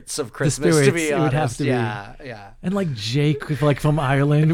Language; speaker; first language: English; non-native, fluent; Hebrew